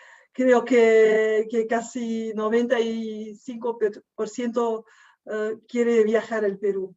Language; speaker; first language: Spanish; non-native, fluent; Dutch